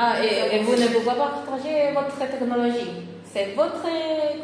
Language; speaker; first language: French; non-native, fluent; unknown